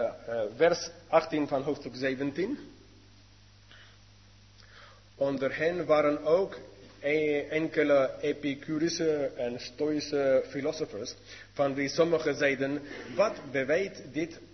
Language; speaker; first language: Dutch; non-native, fluent; English